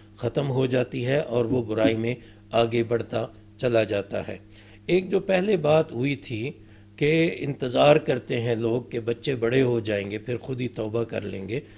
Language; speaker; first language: Urdu; native; Urdu